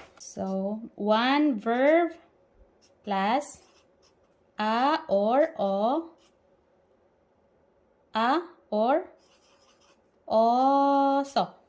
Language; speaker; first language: English; non-native, local second language; Filipino